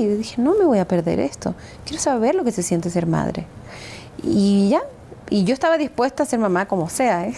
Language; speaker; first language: Spanish; native; Spanish